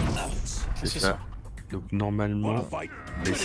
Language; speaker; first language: French; native; French